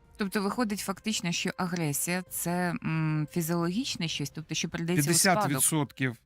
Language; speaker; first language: Ukrainian; native; Ukrainian